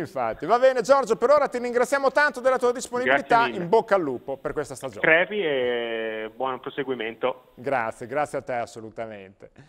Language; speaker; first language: Italian; native; Italian